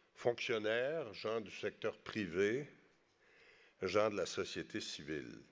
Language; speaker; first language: French; native; French